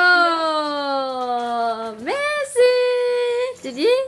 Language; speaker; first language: French; non-native, learner; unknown